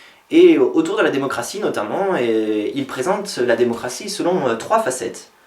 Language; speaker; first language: French; native; French